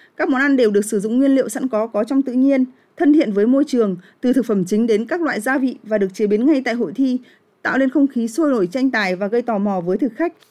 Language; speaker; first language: Vietnamese; native; Vietnamese